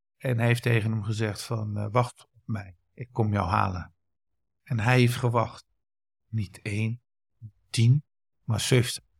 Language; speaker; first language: Dutch; early bilingual, other home language; Kurdish